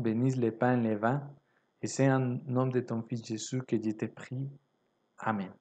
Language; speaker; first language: French; non-native, fluent; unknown